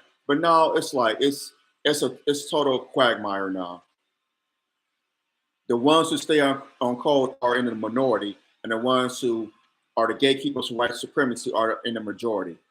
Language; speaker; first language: English; native; English